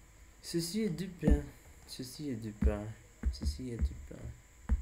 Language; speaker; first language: French; non-native, learner; English